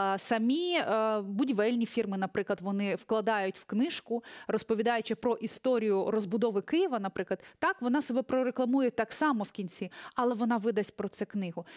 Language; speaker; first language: Ukrainian; early bilingual, other home language; Russian